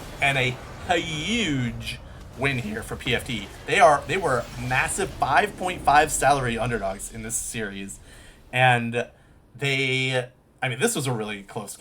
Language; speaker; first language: English; native; English